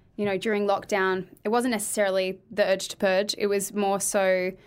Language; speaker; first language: English; native; English